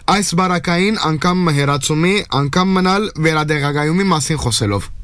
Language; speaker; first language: Armenian; native; Armenian